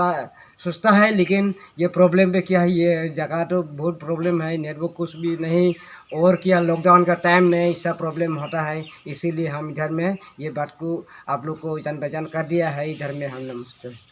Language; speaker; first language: Hindi; non-native, local second language; Khasi